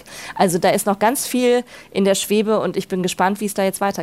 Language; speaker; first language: German; native; German